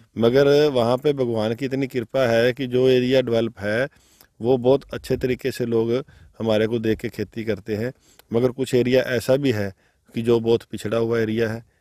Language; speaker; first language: Hindi; non-native, local second language; Punjabi